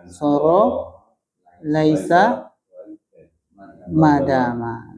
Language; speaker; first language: Arabic; non-native, fluent; Indonesian